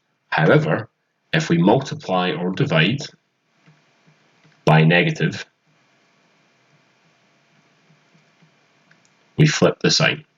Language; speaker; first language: English; native; English